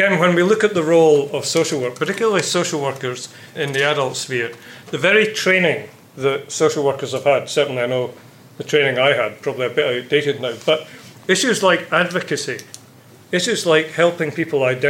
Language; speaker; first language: English; native; English